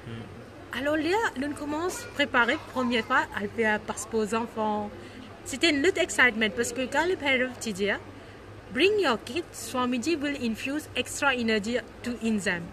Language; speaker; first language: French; non-native, learner; Morisyen